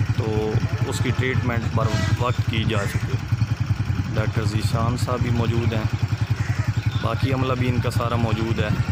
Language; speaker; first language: Urdu; non-native, local second language; Punjabi